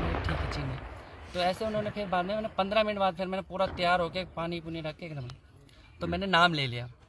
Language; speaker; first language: Hindi; non-native, local second language; Nepali